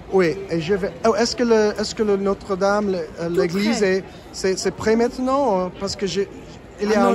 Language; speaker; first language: French; non-native, learner; English